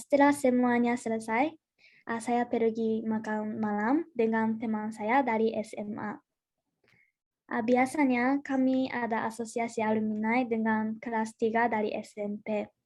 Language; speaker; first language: Indonesian; non-native, learner; Japanese